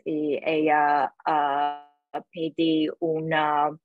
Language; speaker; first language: Spanish; non-native, learner; English